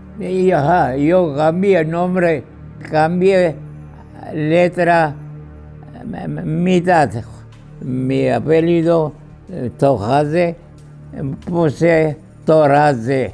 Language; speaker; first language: Spanish; non-native, fluent; Georgian